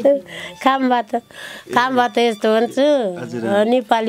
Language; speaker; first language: Nepali; non-native, local second language; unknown